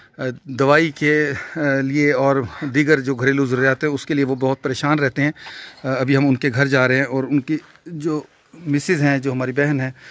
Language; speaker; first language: Urdu; non-native, local second language; Punjabi